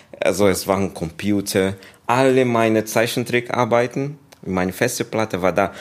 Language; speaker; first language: German; non-native, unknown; Portuguese